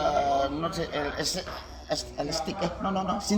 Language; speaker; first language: English; non-native, learner; Indonesian